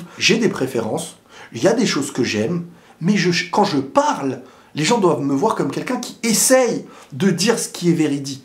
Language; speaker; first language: French; native; French